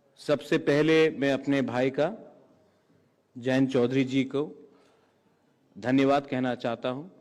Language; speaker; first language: Hindi; non-native, local second language; Kok Borok